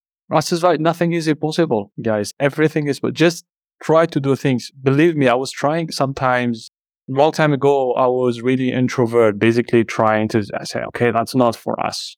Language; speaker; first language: English; non-native, fluent; Arabic